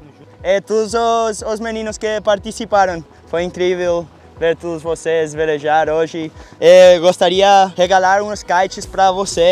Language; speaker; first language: Portuguese; non-native, learner; Spanish